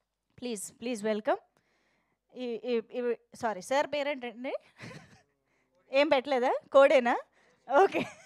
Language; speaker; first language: Telugu; native; Telugu